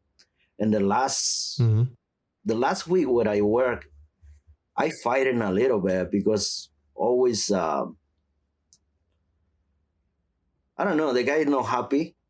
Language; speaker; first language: English; non-native, learner; Spanish